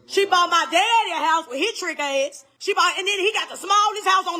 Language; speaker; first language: English; native; English